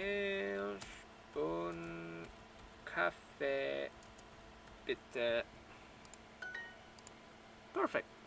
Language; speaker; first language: German; non-native, learner; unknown